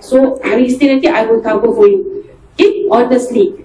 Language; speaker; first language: English; non-native, local second language; Malay